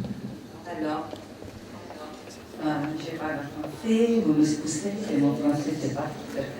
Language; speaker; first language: French; non-native, learner; Italian